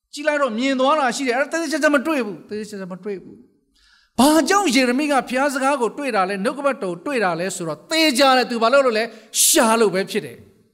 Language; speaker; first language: Burmese; native; Burmese